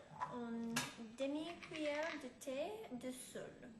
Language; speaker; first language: French; non-native, learner; English